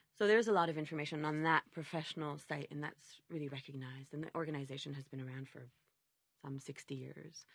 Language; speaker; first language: English; native; English